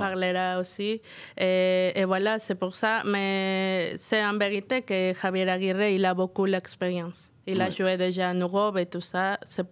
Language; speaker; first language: French; non-native, fluent; Spanish